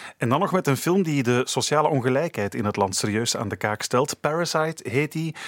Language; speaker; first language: Dutch; native; Dutch